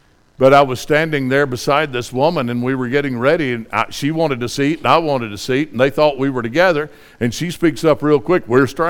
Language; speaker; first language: English; native; English